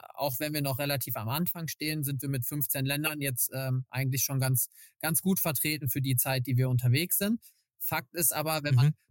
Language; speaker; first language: German; native; German